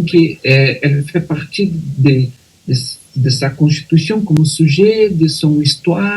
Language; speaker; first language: French; non-native, fluent; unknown